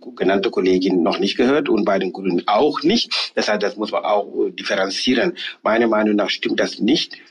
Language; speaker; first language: German; non-native, fluent; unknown